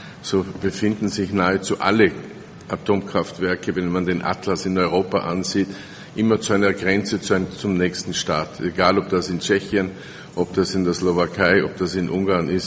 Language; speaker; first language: German; native; German